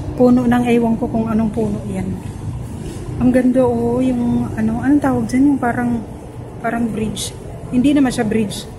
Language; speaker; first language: Filipino; non-native, local second language; Cebuano